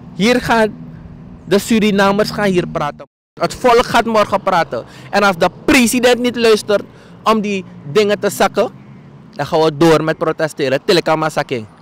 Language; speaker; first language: Dutch; native; Dutch